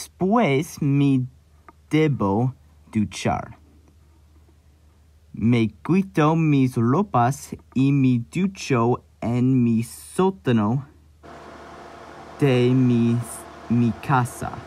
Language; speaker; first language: Spanish; non-native, learner; English